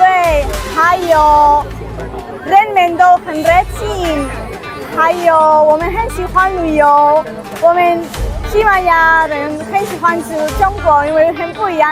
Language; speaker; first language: Chinese; non-native, learner; Spanish